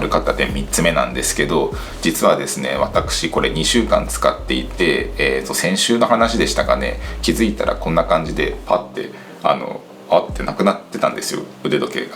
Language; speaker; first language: Japanese; native; Japanese